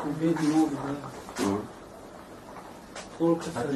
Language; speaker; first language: Russian; non-native, learner; Tajik